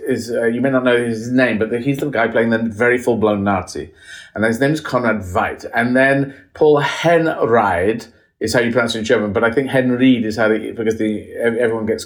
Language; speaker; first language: English; native; English